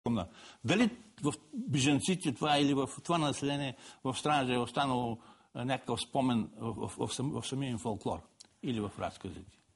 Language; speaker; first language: Bulgarian; native; Bulgarian